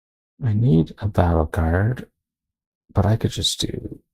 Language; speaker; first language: English; native; English